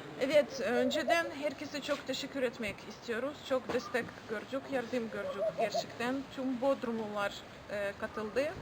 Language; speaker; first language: Turkish; non-native, fluent; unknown